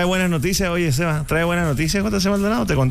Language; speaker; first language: Spanish; native; Spanish